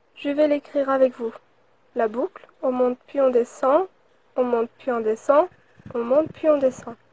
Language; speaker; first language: French; early bilingual, other home language; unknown